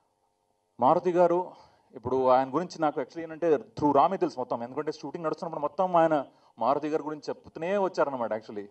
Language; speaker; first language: Telugu; non-native, fluent; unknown